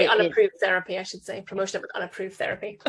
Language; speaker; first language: English; native; English